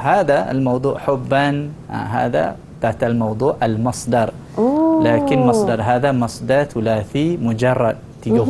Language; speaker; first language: Arabic; non-native, fluent; Malay